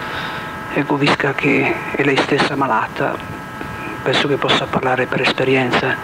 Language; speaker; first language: Italian; native; Italian